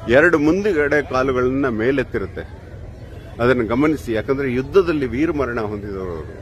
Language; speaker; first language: Kannada; native; Kannada